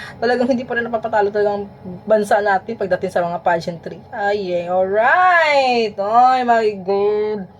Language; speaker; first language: Filipino; native; Filipino